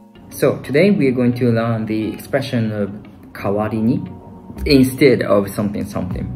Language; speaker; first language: English; non-native, fluent; Japanese